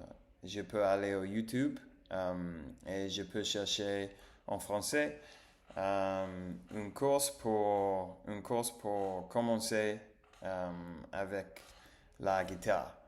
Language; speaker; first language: French; non-native, learner; English